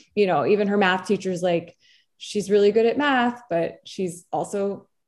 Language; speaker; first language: English; native; English